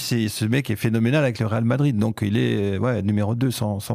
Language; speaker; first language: French; native; French